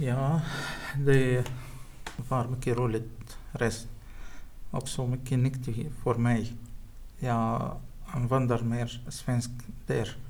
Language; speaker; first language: Swedish; non-native, learner; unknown